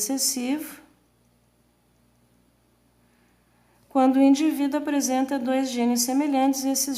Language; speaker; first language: Portuguese; native; Portuguese